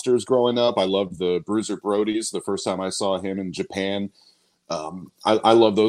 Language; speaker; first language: English; native; English